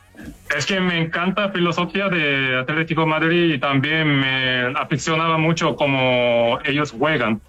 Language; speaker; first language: Spanish; non-native, fluent; Korean